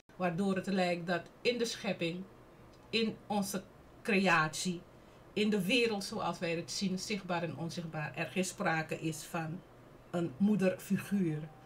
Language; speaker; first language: Dutch; native; Dutch